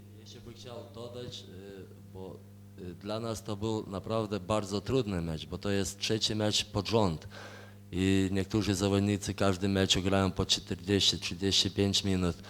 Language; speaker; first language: Polish; non-native, fluent; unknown